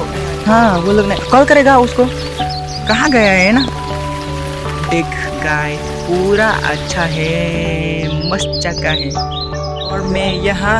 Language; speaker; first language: Hindi; non-native, local second language; Khasi